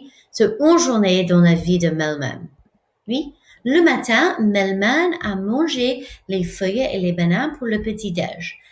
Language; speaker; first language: French; non-native, fluent; English